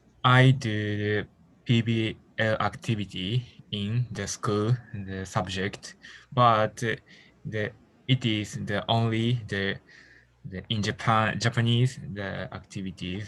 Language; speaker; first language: English; non-native, learner; Japanese